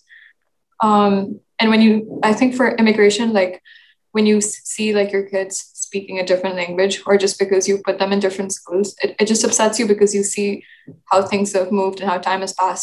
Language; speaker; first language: English; non-native, local second language; Urdu